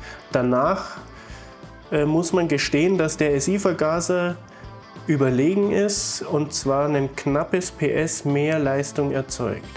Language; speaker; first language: German; native; German